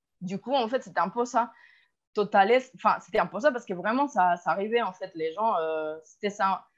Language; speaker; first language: French; non-native, fluent; Spanish